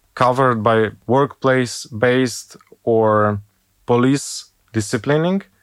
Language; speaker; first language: English; non-native, fluent; Ukrainian